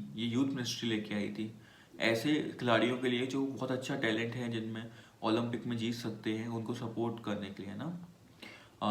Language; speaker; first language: Hindi; native; Hindi